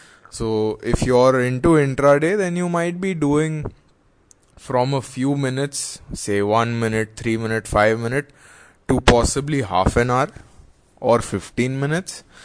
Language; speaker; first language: English; non-native, local second language; Hindi